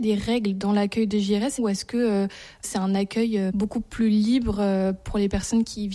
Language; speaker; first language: French; native; French